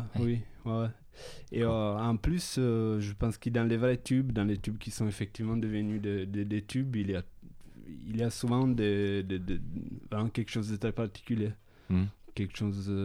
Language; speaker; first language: French; non-native, fluent; Italian